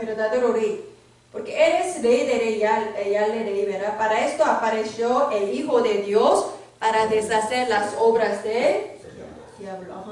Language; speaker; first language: Spanish; non-native, learner; Korean